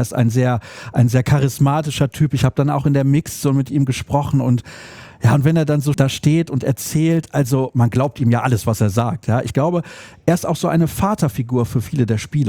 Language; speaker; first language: German; native; German